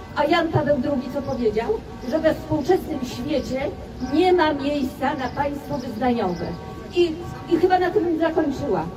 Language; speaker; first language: Polish; native; Polish